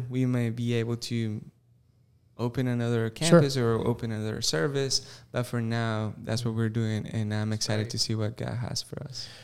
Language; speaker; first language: English; non-native, fluent; Spanish